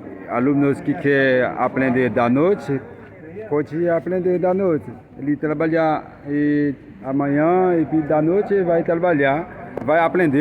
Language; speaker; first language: Portuguese; non-native, learner; Haitian Creole